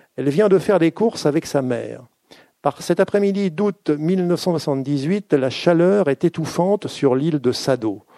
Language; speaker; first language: French; native; French